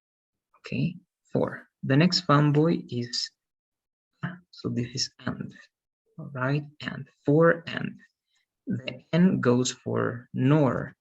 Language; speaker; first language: English; non-native, fluent; Spanish